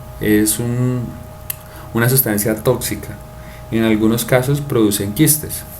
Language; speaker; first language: Spanish; native; Spanish